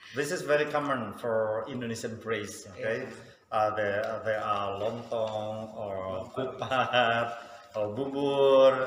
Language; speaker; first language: English; non-native, fluent; Sundanese